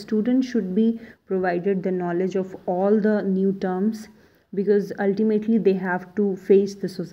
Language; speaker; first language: English; non-native, local second language; Hindi